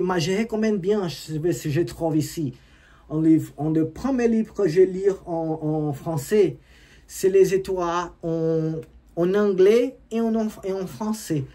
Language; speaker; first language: French; non-native, learner; Portuguese